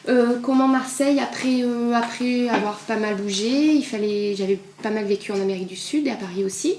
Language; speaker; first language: French; native; French